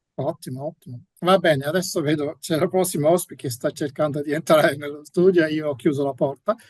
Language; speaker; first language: Italian; native; Italian